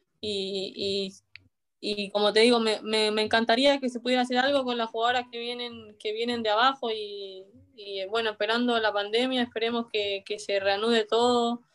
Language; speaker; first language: Spanish; native; Spanish